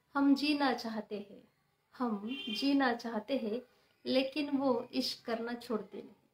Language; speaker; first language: Hindi; non-native, local second language; Marathi